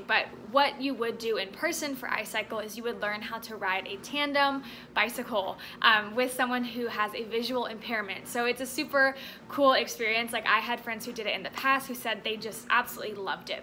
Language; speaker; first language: English; native; English